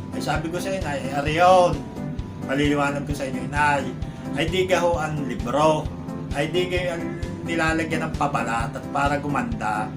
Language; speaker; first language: Filipino; native; Filipino